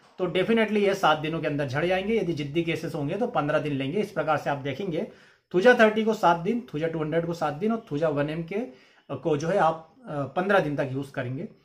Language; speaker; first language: Hindi; native; Hindi